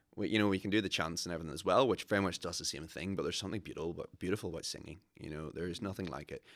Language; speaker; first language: English; native; English